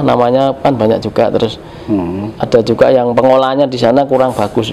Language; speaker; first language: Indonesian; native; Indonesian